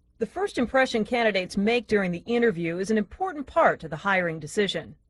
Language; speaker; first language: English; native; English